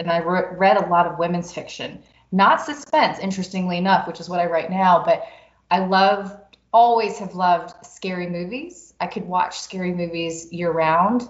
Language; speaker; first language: English; native; English